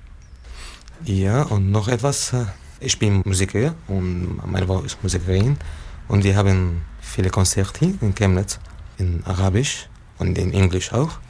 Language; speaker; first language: German; non-native, learner; Arabic